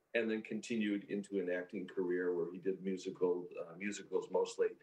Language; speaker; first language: English; native; English